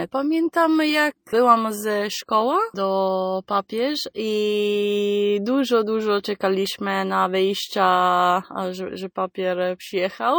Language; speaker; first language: Polish; non-native, fluent; Italian